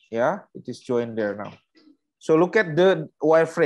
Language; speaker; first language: English; non-native, learner; Indonesian